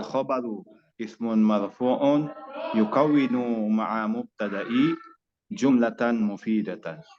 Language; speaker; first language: Arabic; non-native, learner; Indonesian